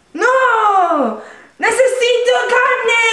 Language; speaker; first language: Spanish; non-native, learner; English